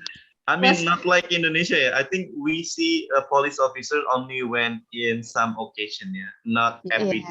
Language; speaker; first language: English; non-native, fluent; Indonesian